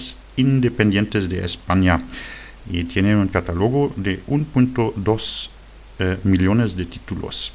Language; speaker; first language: Spanish; non-native, fluent; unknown